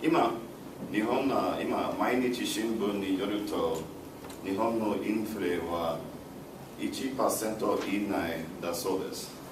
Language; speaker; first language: Japanese; non-native, learner; English